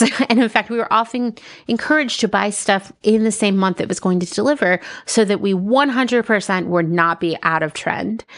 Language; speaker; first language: English; native; English